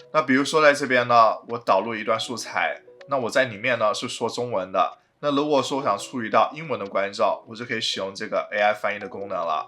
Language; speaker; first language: Chinese; native; Chinese